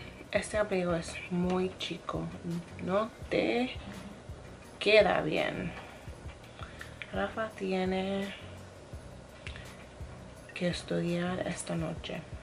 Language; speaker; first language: Spanish; non-native, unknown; English